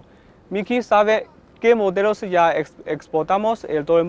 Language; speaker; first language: Spanish; non-native, learner; Chinese